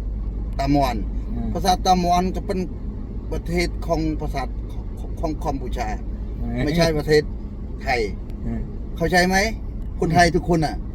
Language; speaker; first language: Thai; non-native, fluent; Khmer